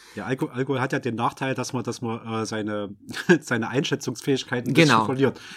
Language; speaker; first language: German; non-native, fluent; Russian